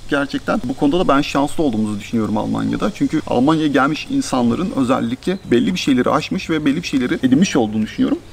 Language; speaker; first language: Turkish; native; Turkish